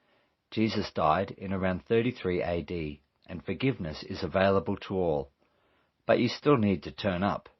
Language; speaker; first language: English; native; English